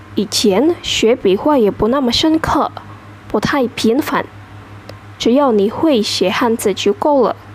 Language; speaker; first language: Chinese; non-native, fluent; Indonesian